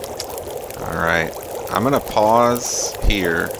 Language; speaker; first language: English; native; English